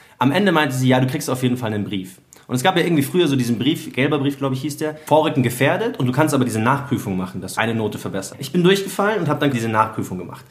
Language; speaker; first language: German; early bilingual, other home language; Arabic